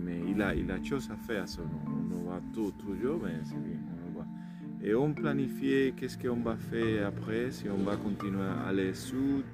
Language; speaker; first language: French; non-native, learner; Spanish